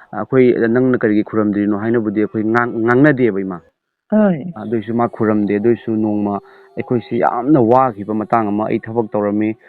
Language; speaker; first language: Manipuri; native; Manipuri